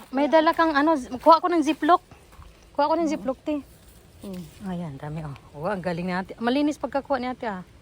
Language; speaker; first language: Filipino; native; Filipino